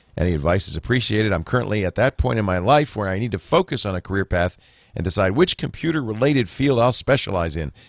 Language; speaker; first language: English; native; English